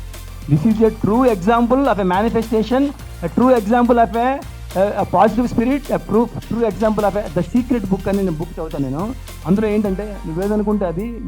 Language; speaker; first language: Telugu; native; Telugu